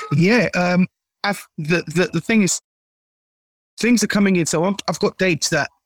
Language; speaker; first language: English; native; English